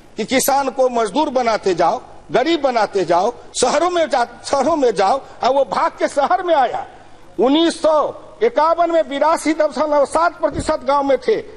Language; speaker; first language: Hindi; non-native, local second language; Maithili